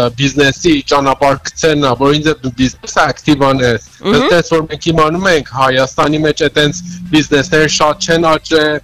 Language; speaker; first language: Armenian; early bilingual, heritage; Armenian